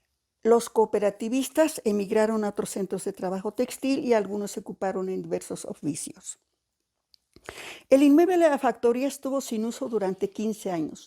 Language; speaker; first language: Spanish; native; Spanish